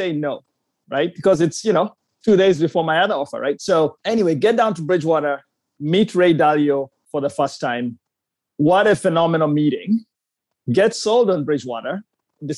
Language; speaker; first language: English; non-native, local second language; Ganda